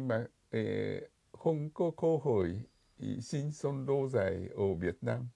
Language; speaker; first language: Vietnamese; non-native, fluent; Japanese